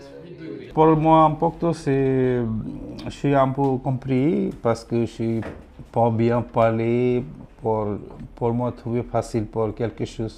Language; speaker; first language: French; non-native, learner; Bangla